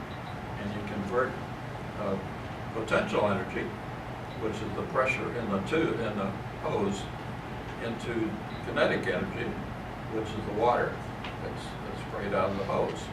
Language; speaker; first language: English; native; English